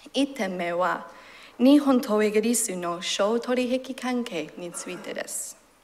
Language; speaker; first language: Japanese; non-native, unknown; English